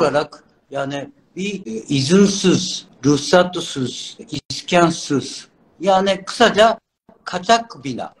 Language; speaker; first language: Turkish; non-native, learner; Japanese